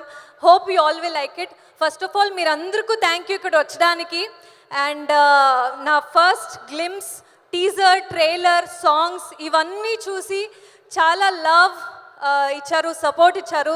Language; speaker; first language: Telugu; non-native, learner; Kannada